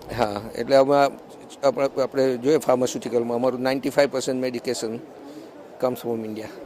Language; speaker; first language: Gujarati; early bilingual, heritage; Gujarati